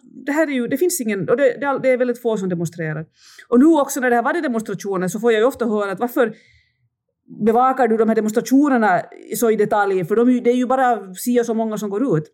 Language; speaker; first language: Swedish; native; Swedish